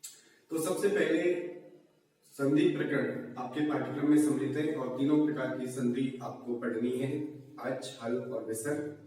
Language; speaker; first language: Hindi; native; Hindi